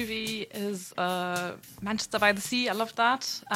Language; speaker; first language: English; non-native, fluent; German